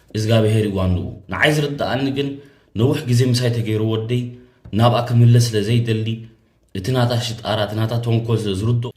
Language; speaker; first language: Tigrinya; early bilingual, heritage; Tigrinya